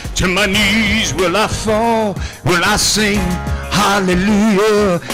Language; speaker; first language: English; native; English